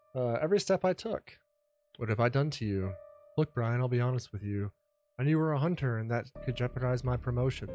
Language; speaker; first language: English; native; English